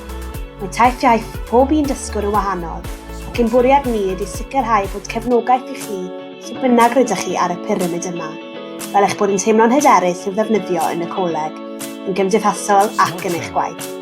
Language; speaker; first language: Welsh; native; Welsh